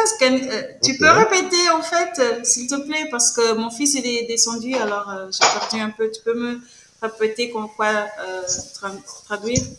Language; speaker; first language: French; non-native, fluent; Portuguese